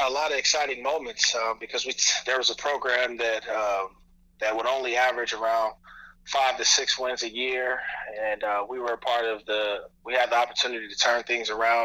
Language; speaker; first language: English; native; English